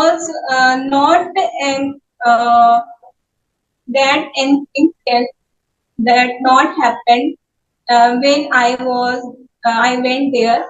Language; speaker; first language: English; non-native, learner; Hindi